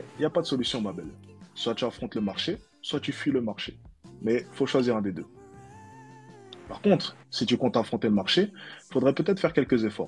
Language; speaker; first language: French; native; French